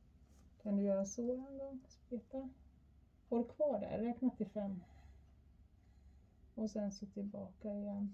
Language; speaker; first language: Swedish; native; Swedish